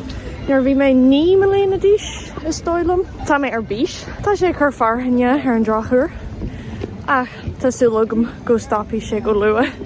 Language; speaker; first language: Irish; non-native, local second language; English